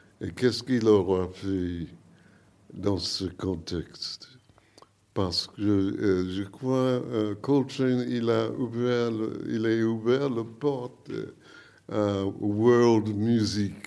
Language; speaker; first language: French; non-native, learner; English